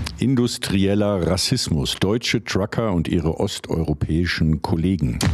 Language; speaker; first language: German; native; German